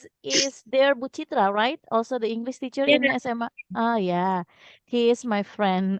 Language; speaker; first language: English; non-native, fluent; Indonesian